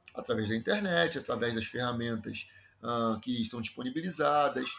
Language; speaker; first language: Portuguese; native; Portuguese